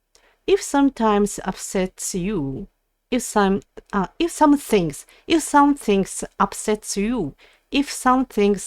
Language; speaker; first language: English; non-native, learner; Japanese